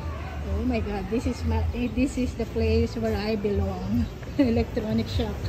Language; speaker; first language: English; non-native, learner; Filipino